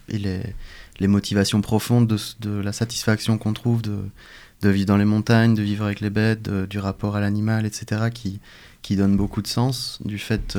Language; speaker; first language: French; native; French